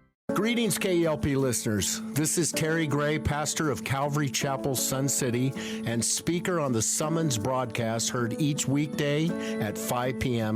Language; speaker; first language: English; native; English